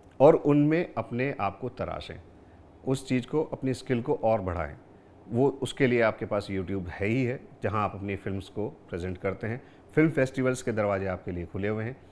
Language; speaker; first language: Hindi; native; Hindi